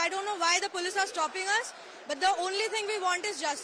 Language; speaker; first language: English; non-native, local second language; Bangla